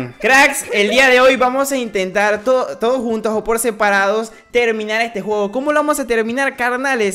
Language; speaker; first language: Spanish; native; Spanish